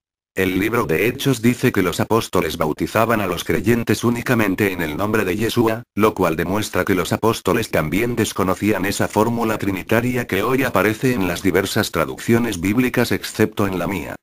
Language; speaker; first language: Spanish; native; Spanish